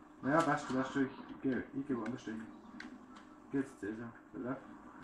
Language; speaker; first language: German; native; German